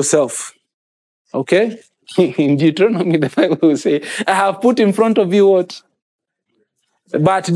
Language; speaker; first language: English; non-native, local second language; Kikuyu